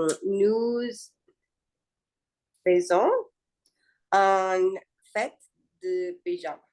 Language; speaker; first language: French; non-native, learner; Spanish